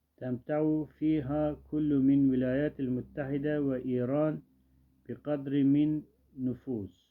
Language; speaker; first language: Arabic; non-native, learner; Turkish